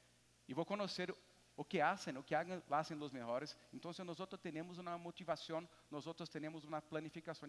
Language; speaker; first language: Spanish; non-native, learner; Portuguese